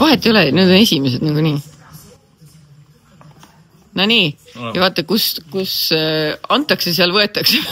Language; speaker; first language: Estonian; native; Estonian